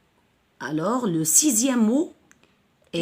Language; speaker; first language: French; non-native, local second language; Arabic